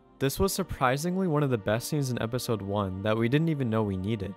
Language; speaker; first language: English; native; English